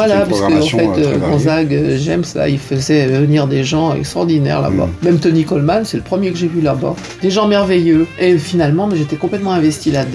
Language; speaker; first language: French; native; French